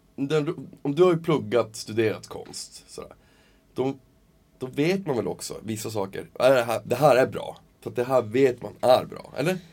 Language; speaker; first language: Swedish; native; Swedish